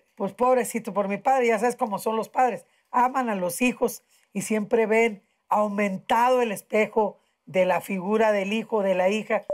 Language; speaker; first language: Spanish; native; Spanish